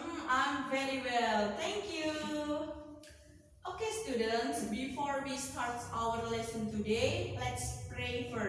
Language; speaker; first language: English; non-native, learner; Indonesian